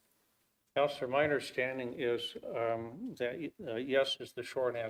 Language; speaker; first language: English; native; English